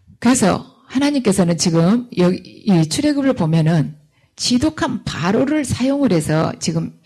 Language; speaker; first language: Korean; native; Korean